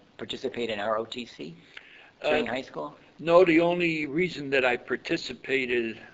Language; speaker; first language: English; early bilingual, other home language; Yiddish